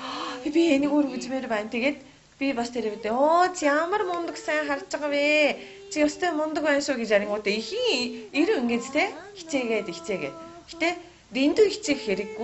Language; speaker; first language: Mongolian; non-native, learner; Japanese